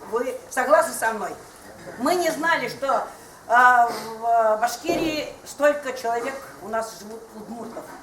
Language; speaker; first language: Russian; non-native, local second language; Udmurt